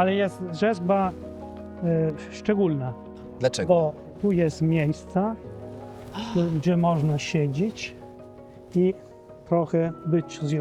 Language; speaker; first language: Polish; non-native, fluent; Italian